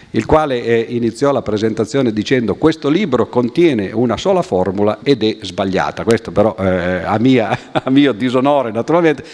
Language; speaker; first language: Italian; native; Italian